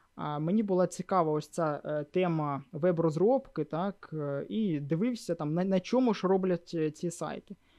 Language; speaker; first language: Ukrainian; native; Ukrainian